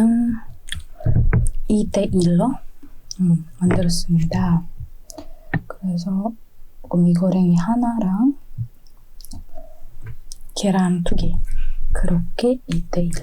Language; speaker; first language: Korean; non-native, fluent; Indonesian